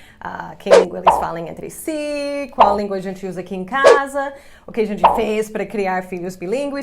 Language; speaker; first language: Portuguese; non-native, fluent; English